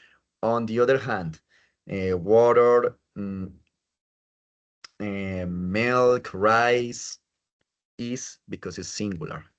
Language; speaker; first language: English; non-native, fluent; Spanish